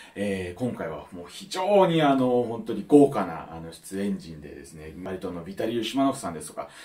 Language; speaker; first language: Japanese; native; Japanese